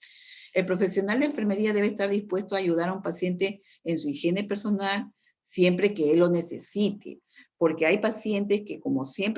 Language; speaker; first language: Spanish; native; Spanish